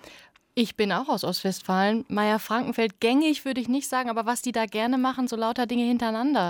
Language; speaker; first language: German; native; German